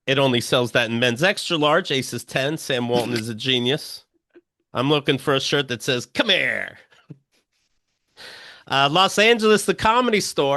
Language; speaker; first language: English; native; English